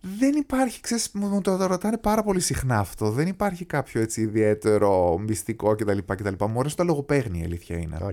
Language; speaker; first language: Greek; early bilingual, heritage; Greek